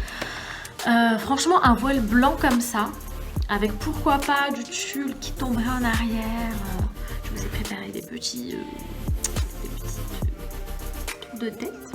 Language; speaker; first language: French; native; French